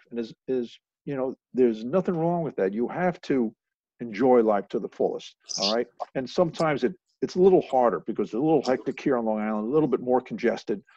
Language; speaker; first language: English; native; English